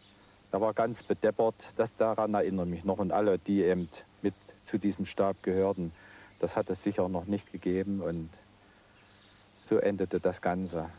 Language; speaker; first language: German; native; German